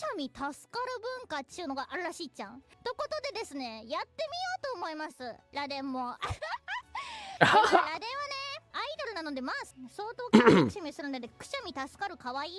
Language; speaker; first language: Japanese; native; Japanese